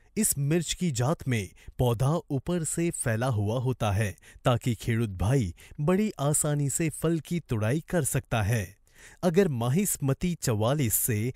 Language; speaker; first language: Hindi; native; Hindi